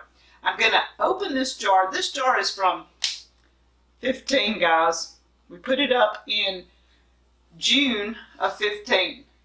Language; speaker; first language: English; native; English